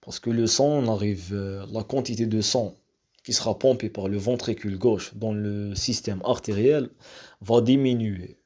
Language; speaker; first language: French; non-native, local second language; Arabic